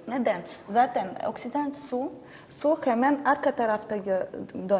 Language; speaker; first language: Turkish; non-native, learner; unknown